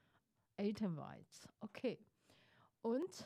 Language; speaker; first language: German; non-native, fluent; Chinese